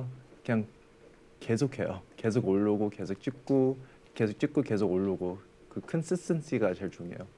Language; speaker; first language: Korean; early bilingual, heritage; English